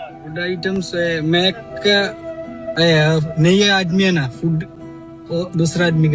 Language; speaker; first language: Hindi; non-native, local second language; Malayalam